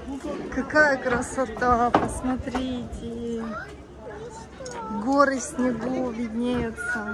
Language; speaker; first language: Russian; native; Russian